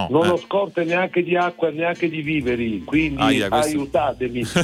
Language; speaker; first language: Italian; native; Italian